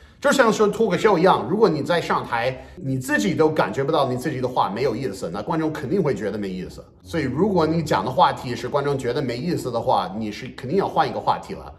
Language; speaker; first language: Chinese; non-native, fluent; English